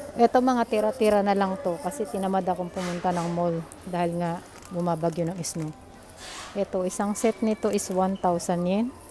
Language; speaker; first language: Filipino; native; Filipino